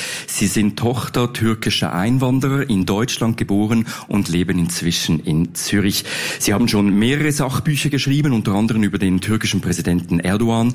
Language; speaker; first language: German; native; German